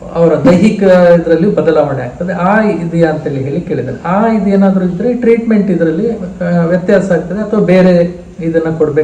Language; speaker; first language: Kannada; native; Kannada